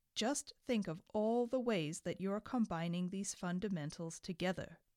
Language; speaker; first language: English; native; English